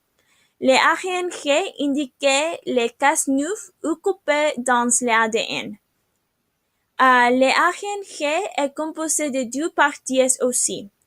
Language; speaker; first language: French; non-native, learner; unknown